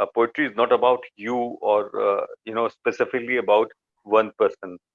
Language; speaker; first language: English; non-native, local second language; Hindi